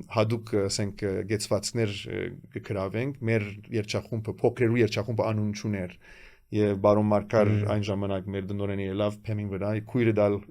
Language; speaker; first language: Armenian; early bilingual, heritage; Armenian